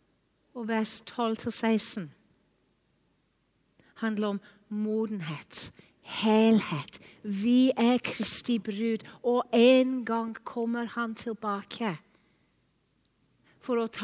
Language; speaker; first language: Norwegian; non-native, fluent; English